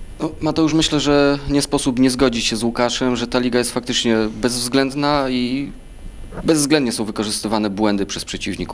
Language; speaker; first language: Polish; native; Polish